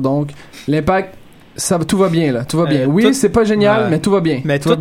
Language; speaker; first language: French; native; French